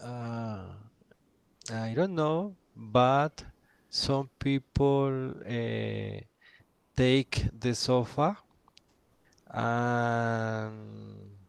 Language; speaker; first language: English; non-native, learner; Spanish